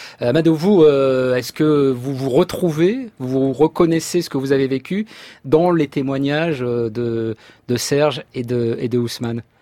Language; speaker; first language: French; native; French